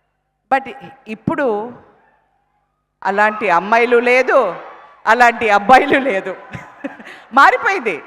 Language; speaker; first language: Telugu; non-native, fluent; Tamil